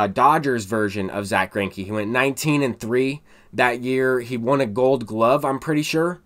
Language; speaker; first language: English; native; English